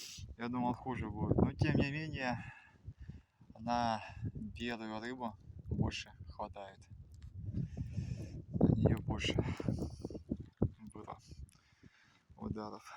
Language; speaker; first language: Russian; native; Russian